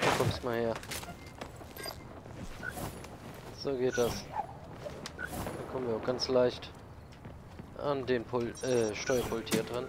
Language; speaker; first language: German; native; German